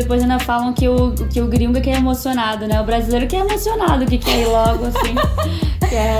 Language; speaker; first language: Portuguese; native; Portuguese